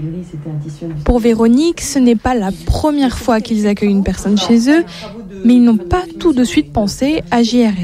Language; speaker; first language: French; native; French